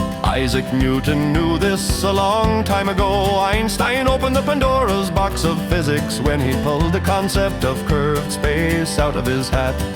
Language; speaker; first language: English; non-native, fluent; Finnish